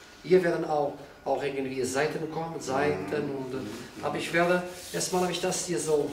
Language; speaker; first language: German; non-native, learner; Portuguese